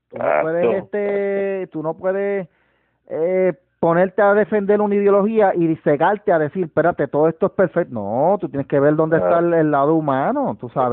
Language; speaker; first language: Spanish; native; Spanish